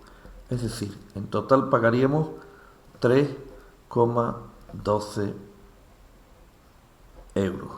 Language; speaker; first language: Spanish; native; Spanish